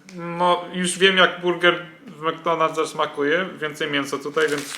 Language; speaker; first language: Polish; non-native, fluent; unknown